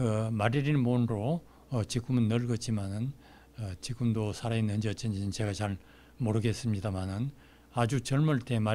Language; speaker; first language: Korean; native; Korean